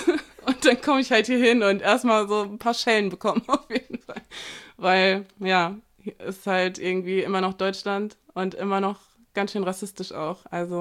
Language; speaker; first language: German; native; German